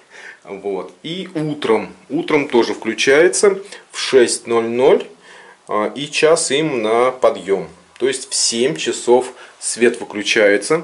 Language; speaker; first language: Russian; native; Russian